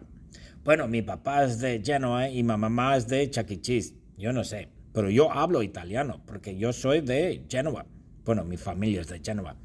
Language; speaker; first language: Spanish; non-native, fluent; English